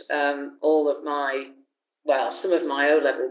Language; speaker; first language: English; native; English